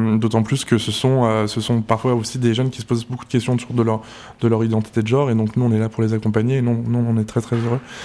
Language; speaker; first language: French; native; French